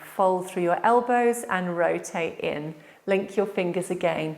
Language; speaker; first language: English; native; English